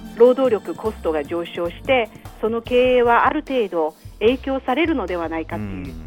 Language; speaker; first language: Japanese; non-native, fluent; Chinese